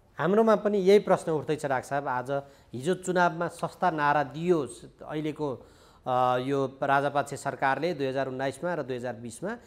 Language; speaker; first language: Nepali; native; Nepali